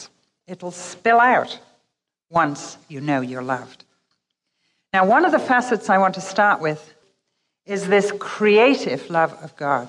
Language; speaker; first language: English; native; English